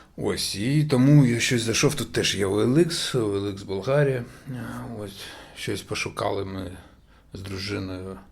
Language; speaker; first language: Ukrainian; non-native, local second language; Russian